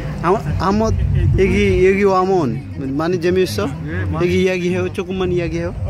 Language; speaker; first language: Korean; non-native, learner; Bangla